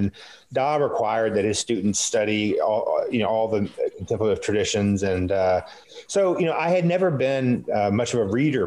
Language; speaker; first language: English; native; English